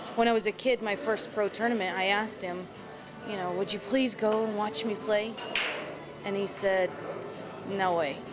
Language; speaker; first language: English; native; English